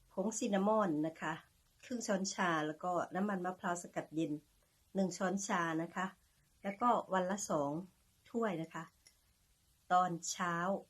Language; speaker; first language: Thai; native; Thai